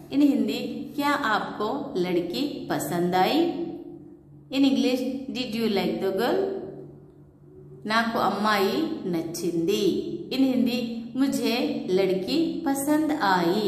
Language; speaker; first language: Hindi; non-native, local second language; Telugu